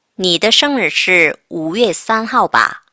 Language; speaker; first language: Chinese; non-native, fluent; Korean